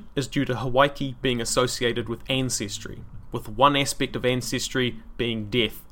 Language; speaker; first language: English; native; English